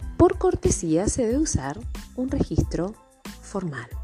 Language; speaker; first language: Spanish; native; Spanish